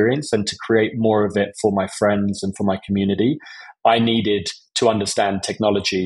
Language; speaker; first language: English; native; English